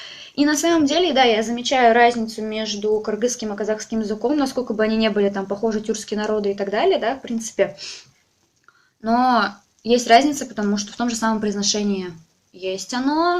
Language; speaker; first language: Russian; native; Russian